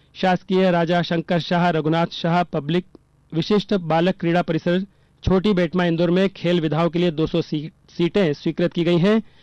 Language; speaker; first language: Hindi; native; Hindi